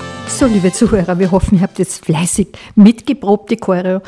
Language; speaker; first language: German; native; German